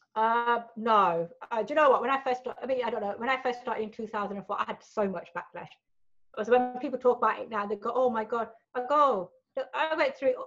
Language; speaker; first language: English; early bilingual, other home language; Hindi